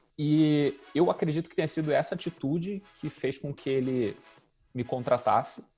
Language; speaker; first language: Portuguese; native; Portuguese